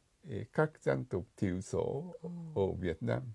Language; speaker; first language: Vietnamese; non-native, fluent; Japanese